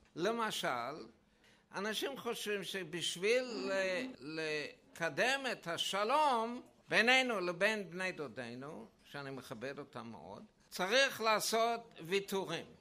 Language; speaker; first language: Hebrew; non-native, fluent; English